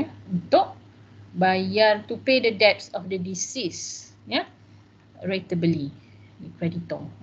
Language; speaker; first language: English; non-native, local second language; Malay